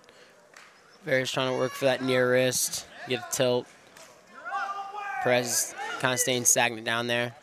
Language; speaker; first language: English; native; English